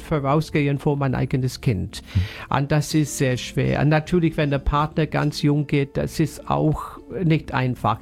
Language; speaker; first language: German; non-native, fluent; English